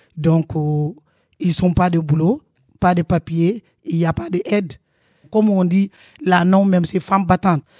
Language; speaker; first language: French; non-native, local second language; Wolof